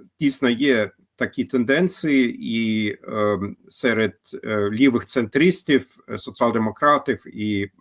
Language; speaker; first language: Ukrainian; non-native, fluent; German